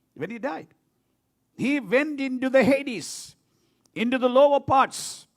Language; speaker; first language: English; non-native, local second language; Malayalam